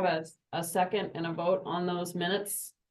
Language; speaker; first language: English; native; English